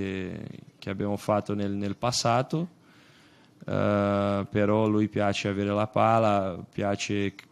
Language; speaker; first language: Italian; non-native, fluent; Portuguese